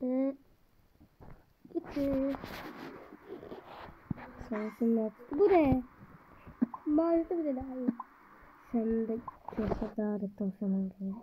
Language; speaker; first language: Turkish; early bilingual, heritage; Turkish